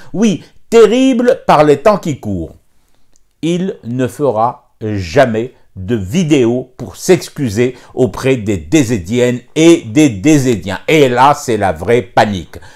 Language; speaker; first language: French; non-native, local second language; Arabic